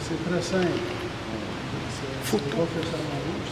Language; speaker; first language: French; native; French